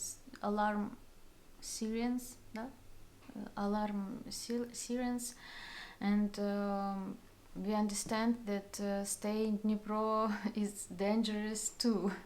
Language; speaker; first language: English; non-native, learner; Russian